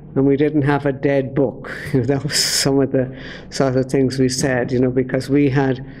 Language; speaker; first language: English; native; English